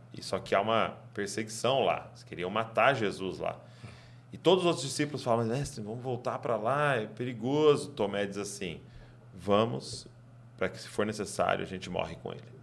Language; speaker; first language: Portuguese; native; Portuguese